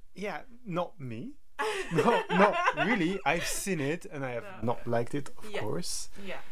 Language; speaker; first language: English; non-native, fluent; French